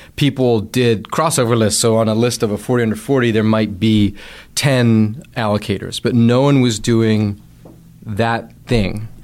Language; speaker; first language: English; native; English